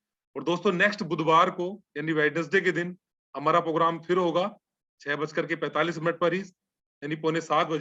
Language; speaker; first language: Hindi; native; Hindi